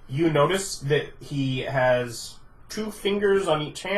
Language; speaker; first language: English; native; English